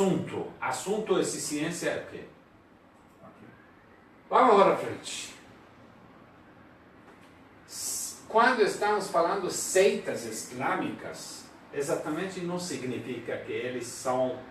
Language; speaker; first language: Portuguese; non-native, learner; Persian